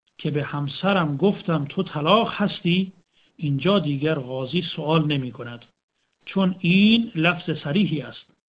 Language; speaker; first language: Persian; native; Persian